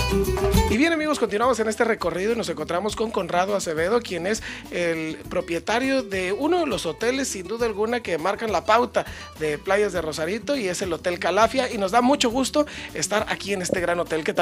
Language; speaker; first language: Spanish; native; Spanish